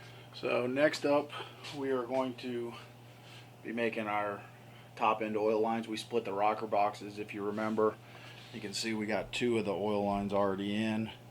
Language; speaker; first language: English; native; English